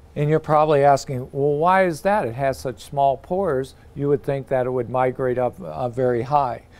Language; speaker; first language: English; native; English